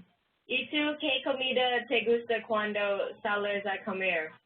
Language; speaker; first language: Spanish; non-native, learner; English